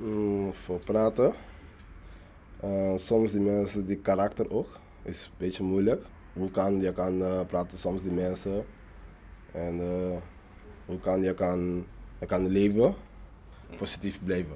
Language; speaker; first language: Dutch; non-native, learner; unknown